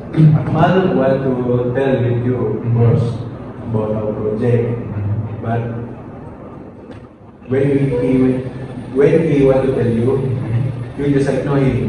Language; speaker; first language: English; non-native, learner; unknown